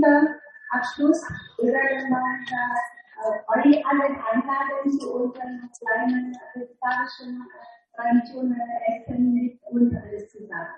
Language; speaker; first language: German; non-native, learner; Vietnamese